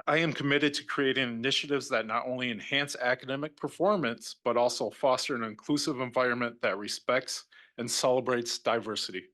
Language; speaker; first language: English; native; English